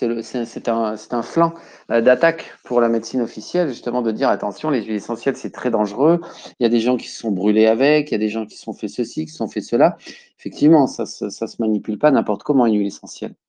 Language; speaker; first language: French; native; French